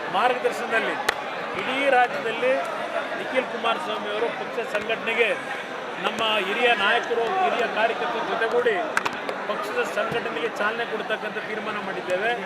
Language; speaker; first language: Kannada; native; Kannada